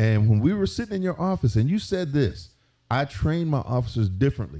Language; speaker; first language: English; native; English